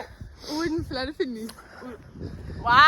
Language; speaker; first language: Danish; native; Danish